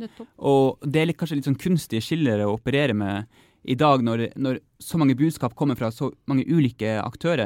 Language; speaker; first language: Norwegian; native; Norwegian